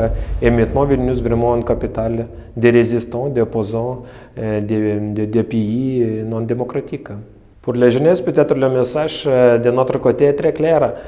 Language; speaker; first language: French; non-native, fluent; Lithuanian